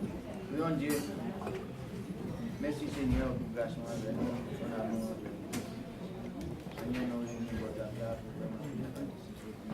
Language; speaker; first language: French; non-native, local second language; Haitian Creole